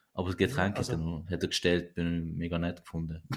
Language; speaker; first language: German; native; German